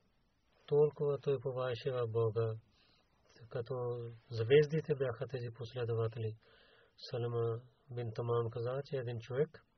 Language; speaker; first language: Bulgarian; non-native, learner; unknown